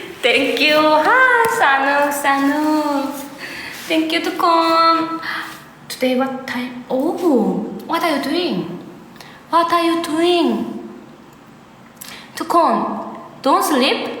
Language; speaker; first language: English; non-native, learner; Thai